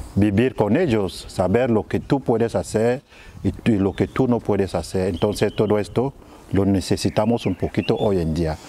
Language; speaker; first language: Spanish; non-native, fluent; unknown